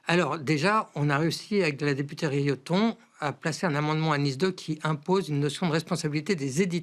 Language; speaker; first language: French; native; French